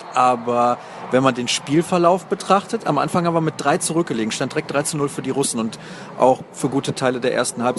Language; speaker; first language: German; native; German